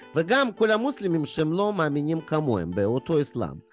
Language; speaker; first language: Hebrew; non-native, fluent; Russian